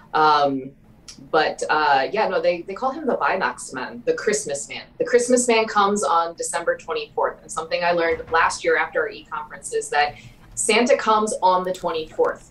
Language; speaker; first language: English; native; English